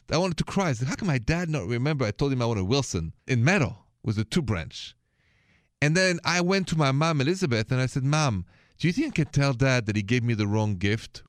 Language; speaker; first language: English; non-native, fluent; French